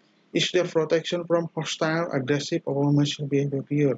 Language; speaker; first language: English; non-native, learner; Indonesian